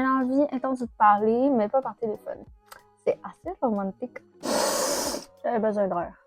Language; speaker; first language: French; native; French